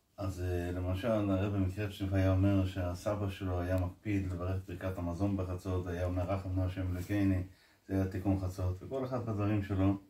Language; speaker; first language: Hebrew; non-native, local second language; Yiddish